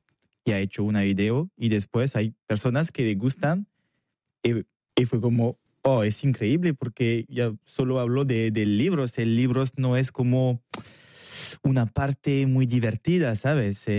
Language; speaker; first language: Spanish; non-native, learner; French